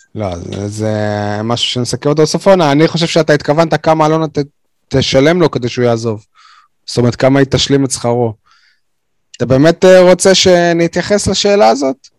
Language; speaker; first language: Hebrew; native; Hebrew